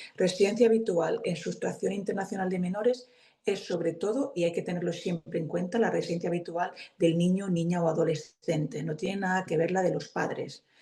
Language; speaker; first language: Spanish; native; Spanish